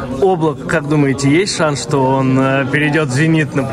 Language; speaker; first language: Russian; native; Russian